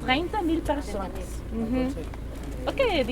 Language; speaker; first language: Spanish; non-native, learner; German